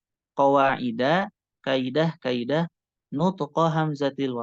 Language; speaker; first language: Arabic; non-native, fluent; Indonesian